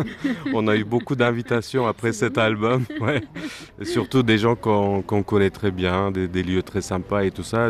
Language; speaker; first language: French; non-native, fluent; Turkish